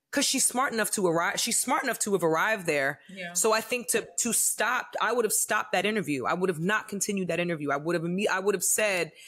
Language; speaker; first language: English; native; English